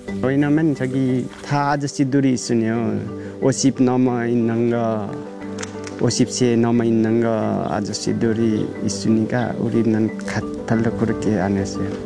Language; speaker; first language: Korean; non-native, learner; Nepali